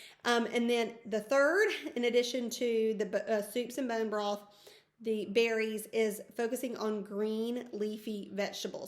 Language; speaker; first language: English; native; English